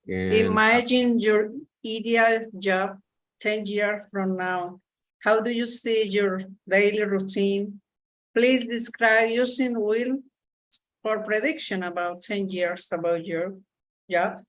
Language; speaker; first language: English; non-native, learner; Spanish